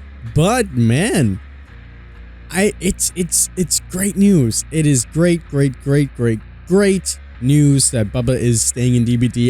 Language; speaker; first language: English; native; English